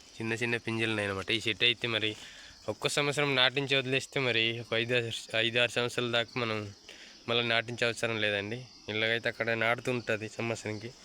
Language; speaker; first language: Telugu; non-native, local second language; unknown